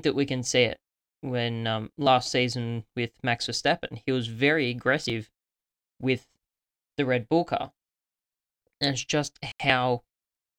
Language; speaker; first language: English; native; English